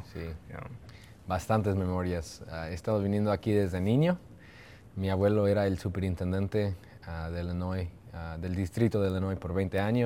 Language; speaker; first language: Spanish; early bilingual, heritage; Spanish